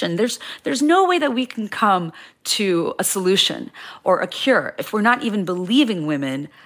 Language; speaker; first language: English; non-native, local second language; Bangla